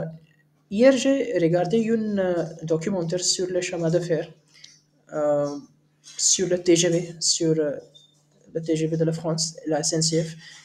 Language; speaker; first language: French; non-native, learner; Hindi